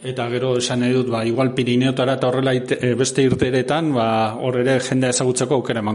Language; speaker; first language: Basque; native; Basque